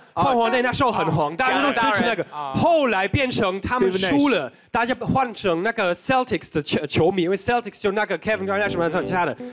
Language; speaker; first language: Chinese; non-native, fluent; German